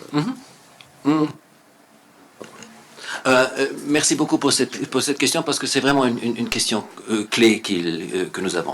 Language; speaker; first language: French; non-native, fluent; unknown